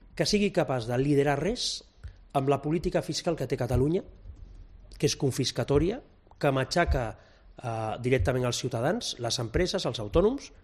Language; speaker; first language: Catalan; non-native, local second language; Spanish